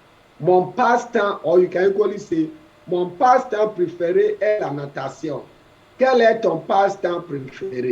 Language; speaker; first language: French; non-native, fluent; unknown